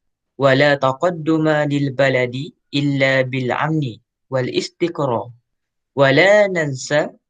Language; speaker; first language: Arabic; non-native, learner; Malay